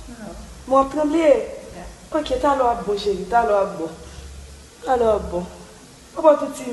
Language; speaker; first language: French; non-native, learner; Haitian Creole